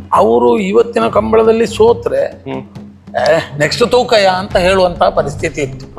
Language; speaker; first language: Kannada; non-native, local second language; Tulu